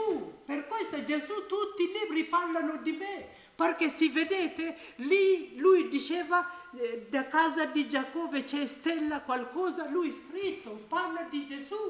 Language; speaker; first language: Italian; non-native, learner; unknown